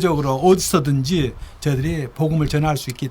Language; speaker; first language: Korean; native; Korean